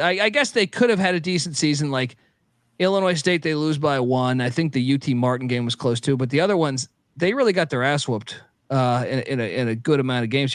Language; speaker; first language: English; native; English